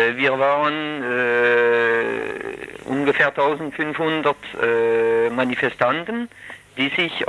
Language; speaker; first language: German; non-native, fluent; French